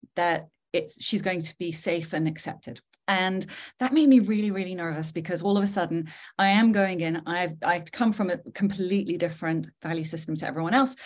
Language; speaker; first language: English; native; English